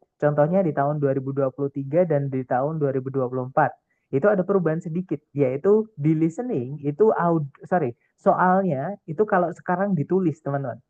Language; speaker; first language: Indonesian; non-native, local second language; Javanese